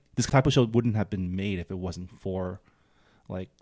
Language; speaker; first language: English; early bilingual, other home language; Chinese